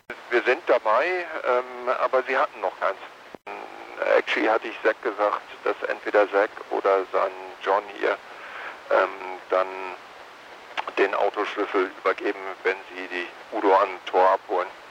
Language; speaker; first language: German; native; German